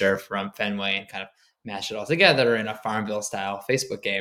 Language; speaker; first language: English; native; English